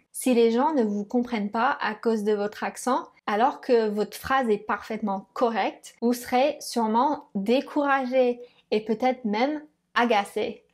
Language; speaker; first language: French; non-native, fluent; English